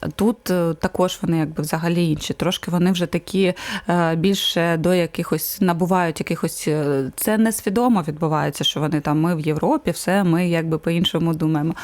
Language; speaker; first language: Ukrainian; native; Ukrainian